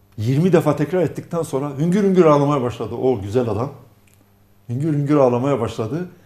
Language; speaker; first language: Turkish; non-native, local second language; Arabic